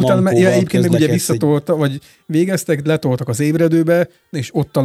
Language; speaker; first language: Hungarian; native; Hungarian